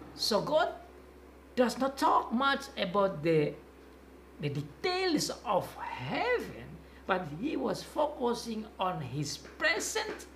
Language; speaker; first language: English; non-native, fluent; Indonesian